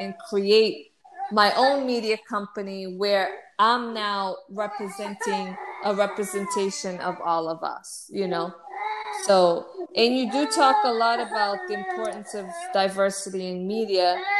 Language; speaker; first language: English; native; English